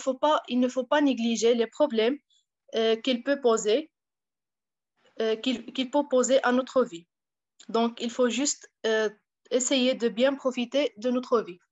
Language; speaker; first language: French; non-native, fluent; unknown